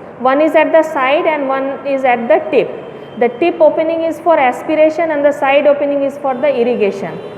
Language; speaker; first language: English; non-native, local second language; Bangla